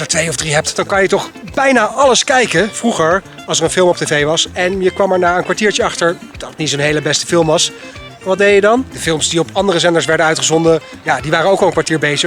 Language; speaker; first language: Dutch; native; Dutch